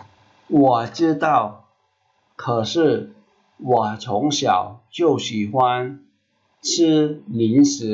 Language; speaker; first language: Chinese; non-native, fluent; Khmer